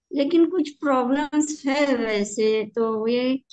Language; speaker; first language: Hindi; native; Hindi